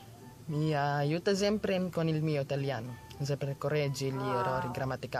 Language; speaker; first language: Italian; non-native, learner; Filipino